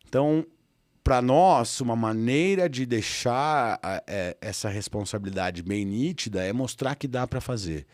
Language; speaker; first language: Portuguese; native; Portuguese